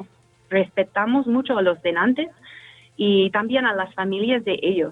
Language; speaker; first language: Spanish; non-native, fluent; English